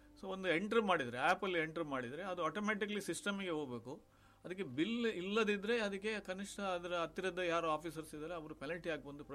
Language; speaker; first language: Kannada; non-native, local second language; Konkani